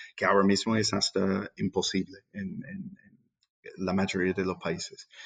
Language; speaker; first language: Spanish; non-native, fluent; English